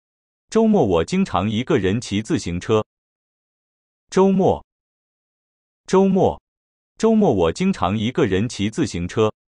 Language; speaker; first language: Chinese; non-native, learner; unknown